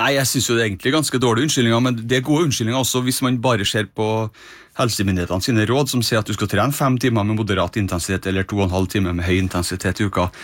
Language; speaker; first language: Norwegian; native; Norwegian